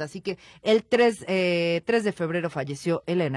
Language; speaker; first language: Spanish; native; Spanish